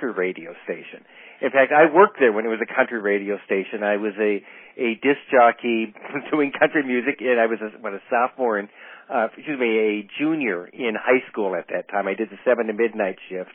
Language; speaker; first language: English; native; English